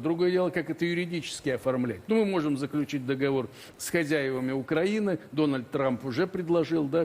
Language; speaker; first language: Russian; native; Russian